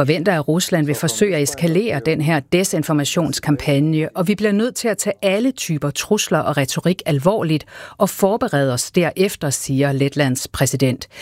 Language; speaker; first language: Danish; native; Danish